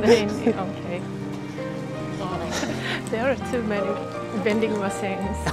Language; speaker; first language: English; non-native, learner; Japanese